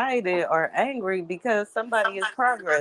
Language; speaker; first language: English; native; English